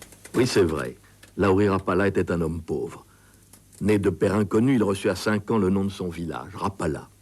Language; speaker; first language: French; native; French